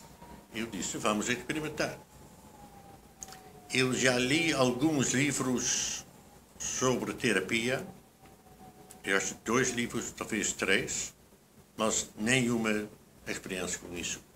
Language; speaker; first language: Portuguese; non-native, fluent; Dutch